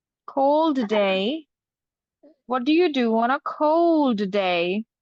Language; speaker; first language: English; non-native, fluent; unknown